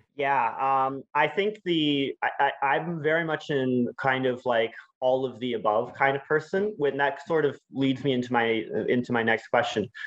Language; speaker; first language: English; native; English